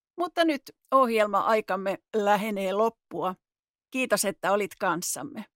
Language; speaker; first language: Finnish; native; Finnish